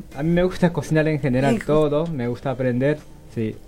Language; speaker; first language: Spanish; non-native, learner; Japanese